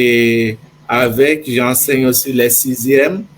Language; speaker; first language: French; non-native, fluent; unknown